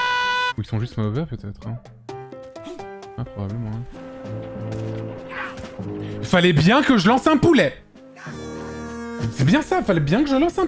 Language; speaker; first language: French; native; French